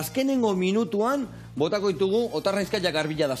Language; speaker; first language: Basque; native; Basque